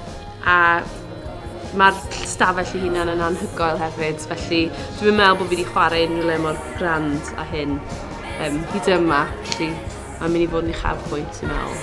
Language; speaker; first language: Welsh; native; Welsh